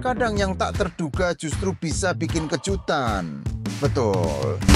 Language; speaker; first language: Indonesian; native; Indonesian